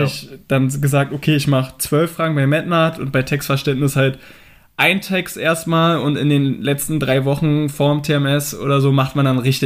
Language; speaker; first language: German; native; German